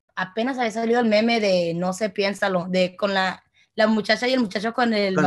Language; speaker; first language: Spanish; early bilingual, heritage; Spanish